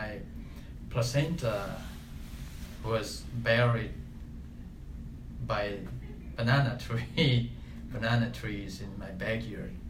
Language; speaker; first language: English; non-native, learner; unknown